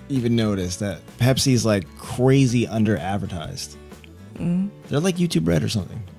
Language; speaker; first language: English; native; English